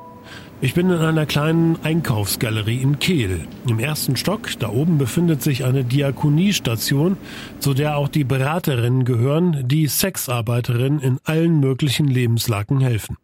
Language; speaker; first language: German; native; German